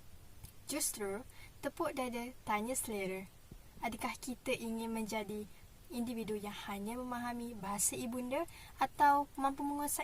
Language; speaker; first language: Malay; native; Malay